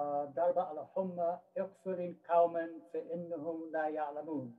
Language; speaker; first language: Arabic; non-native, fluent; English